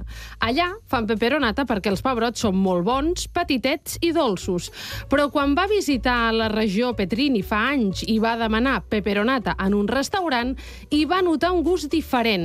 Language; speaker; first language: Catalan; native; Catalan